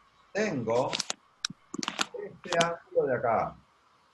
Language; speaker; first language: Spanish; native; Spanish